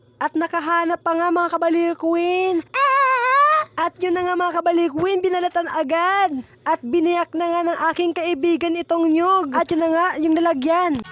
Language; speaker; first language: Filipino; non-native, local second language; Hiligaynon